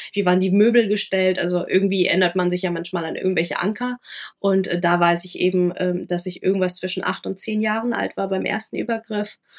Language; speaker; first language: German; early bilingual, other home language; Vietnamese